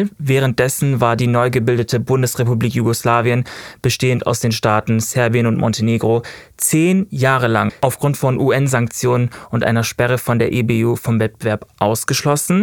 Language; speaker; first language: German; native; German